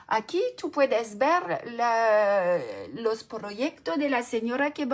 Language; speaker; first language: Spanish; non-native, learner; French